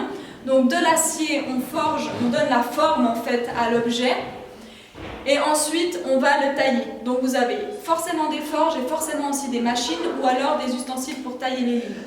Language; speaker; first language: French; native; French